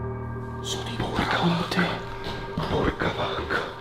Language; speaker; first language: Italian; native; Italian